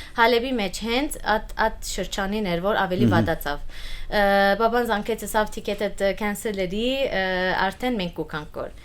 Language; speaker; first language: Armenian; early bilingual, heritage; Armenian